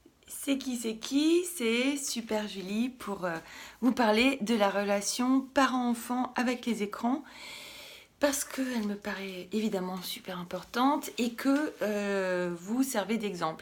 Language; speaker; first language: French; native; French